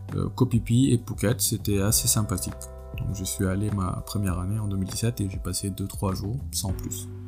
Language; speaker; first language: French; non-native, local second language; Wolof